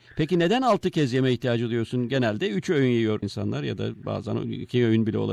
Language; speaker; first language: Turkish; native; Turkish